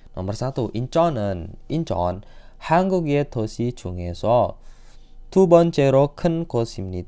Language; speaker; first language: Korean; non-native, fluent; Indonesian